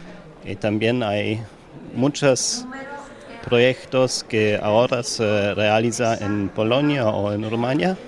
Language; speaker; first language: Spanish; non-native, learner; German